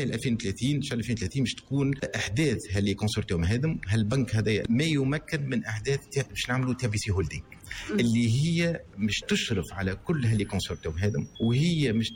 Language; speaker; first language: Arabic; native; Arabic